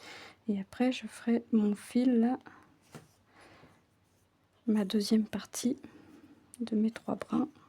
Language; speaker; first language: French; native; French